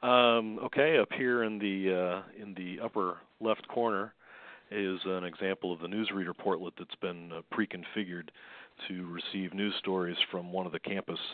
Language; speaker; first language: English; native; English